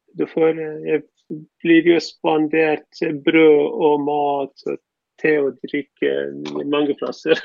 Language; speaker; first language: Norwegian; non-native, fluent; Persian